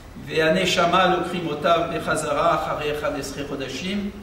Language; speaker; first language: Hebrew; non-native, fluent; French